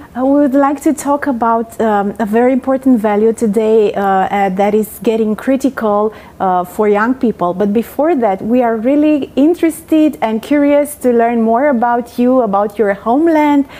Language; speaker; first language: English; non-native, fluent; Romanian